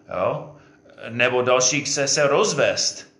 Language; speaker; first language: Czech; non-native, fluent; English